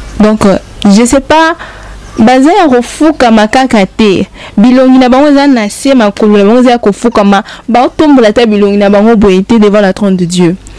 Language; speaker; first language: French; non-native, local second language; Lingala